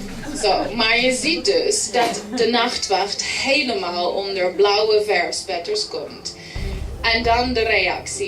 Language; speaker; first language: Dutch; early bilingual, heritage; English